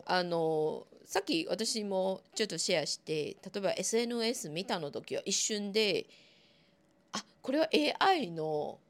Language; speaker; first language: Japanese; non-native, fluent; Chinese